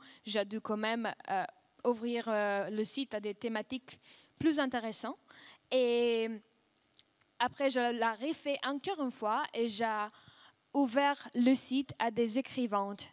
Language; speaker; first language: French; non-native, fluent; Russian